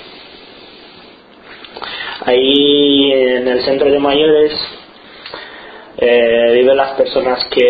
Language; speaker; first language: Spanish; non-native, fluent; Romanian